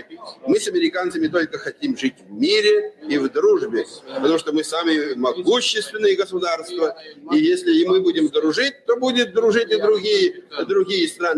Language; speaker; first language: Russian; native; Russian